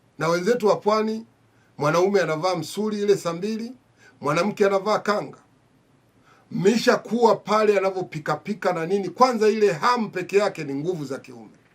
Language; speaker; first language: Swahili; native; Swahili